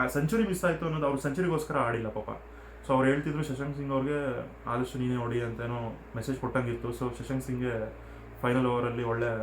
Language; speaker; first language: Kannada; non-native, local second language; Telugu